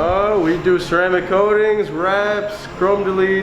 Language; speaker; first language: English; native; English